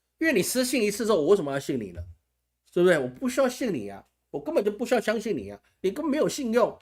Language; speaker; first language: Chinese; native; Chinese